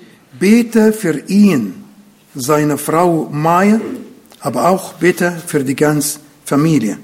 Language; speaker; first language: German; non-native, fluent; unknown